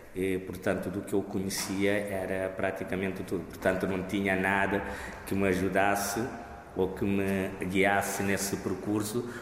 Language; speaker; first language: Portuguese; non-native, local second language; Kabuverdianu